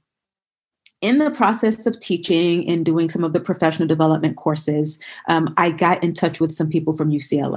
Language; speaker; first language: English; native; English